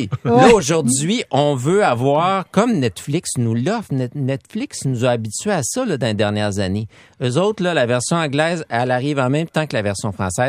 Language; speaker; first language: French; native; French